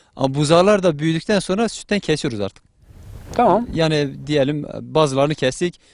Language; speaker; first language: Turkish; native; Turkish